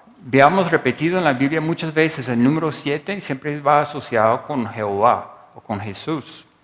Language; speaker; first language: Spanish; non-native, fluent; English